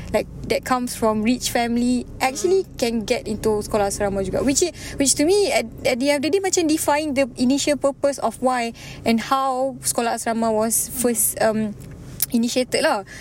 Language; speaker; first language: English; non-native, local second language; Malay